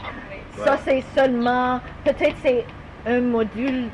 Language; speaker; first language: French; non-native, learner; English